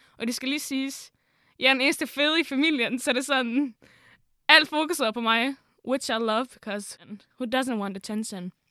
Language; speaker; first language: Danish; early bilingual, other home language; Arabic